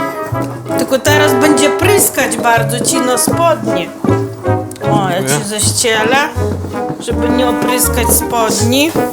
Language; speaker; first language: Polish; native; Polish